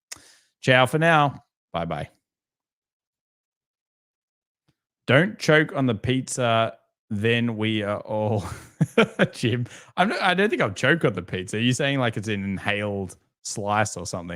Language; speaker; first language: English; native; English